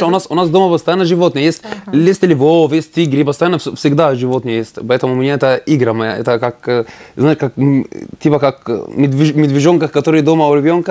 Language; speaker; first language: Russian; non-native, learner; Arabic